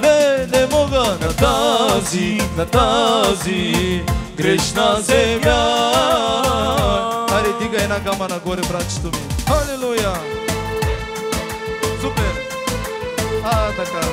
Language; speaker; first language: Bulgarian; non-native, local second language; Romany